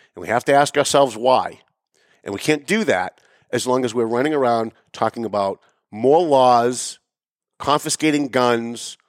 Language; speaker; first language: English; native; English